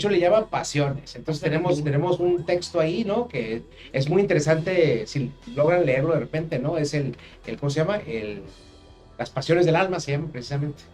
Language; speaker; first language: Spanish; native; Spanish